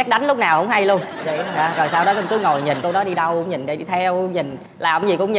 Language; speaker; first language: Vietnamese; native; Vietnamese